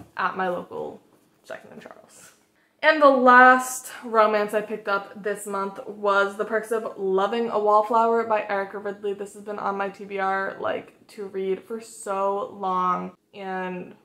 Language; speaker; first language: English; native; English